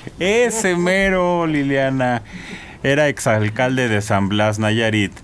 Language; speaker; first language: Spanish; native; Spanish